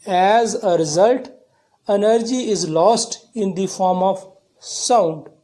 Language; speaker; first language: English; non-native, local second language; Punjabi